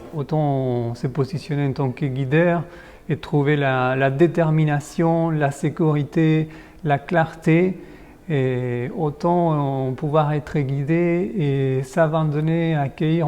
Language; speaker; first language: French; non-native, fluent; Spanish